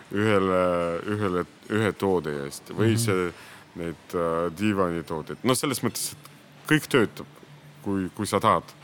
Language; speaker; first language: Estonian; non-native, local second language; Russian